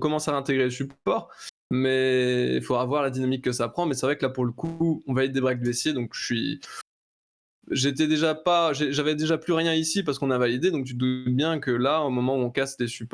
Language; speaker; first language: French; native; French